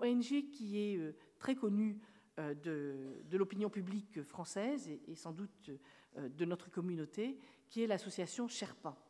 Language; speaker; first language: French; native; French